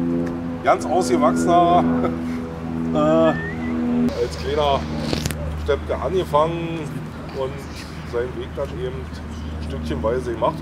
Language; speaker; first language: German; native; German